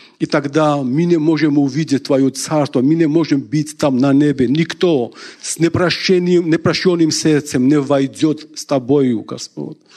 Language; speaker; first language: Russian; non-native, local second language; Georgian